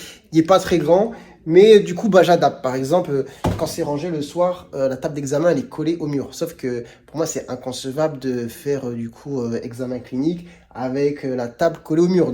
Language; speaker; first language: French; native; French